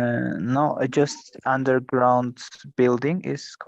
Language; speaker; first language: English; non-native, learner; Spanish